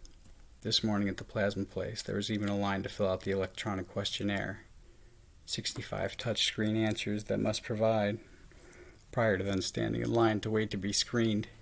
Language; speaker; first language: English; native; English